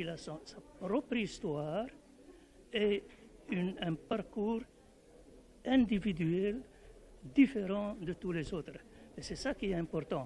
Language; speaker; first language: French; non-native, local second language; Arabic